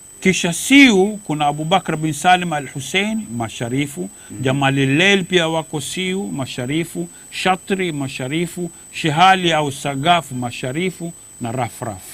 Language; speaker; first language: Swahili; native; Swahili